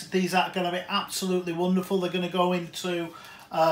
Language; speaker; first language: English; native; English